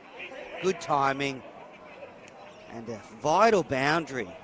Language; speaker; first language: English; native; English